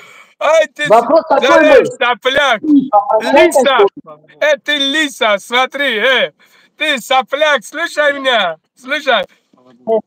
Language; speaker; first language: Russian; non-native, learner; Tajik